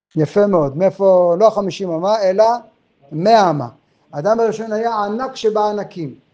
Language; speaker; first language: Hebrew; non-native, fluent; French